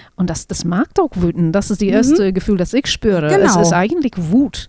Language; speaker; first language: German; non-native, fluent; English